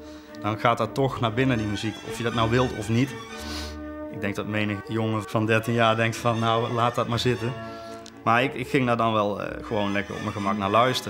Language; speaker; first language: Dutch; native; Dutch